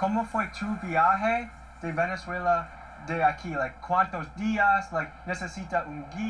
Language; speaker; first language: Spanish; non-native, learner; English